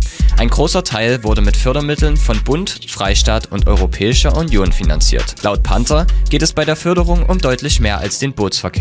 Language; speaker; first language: German; native; German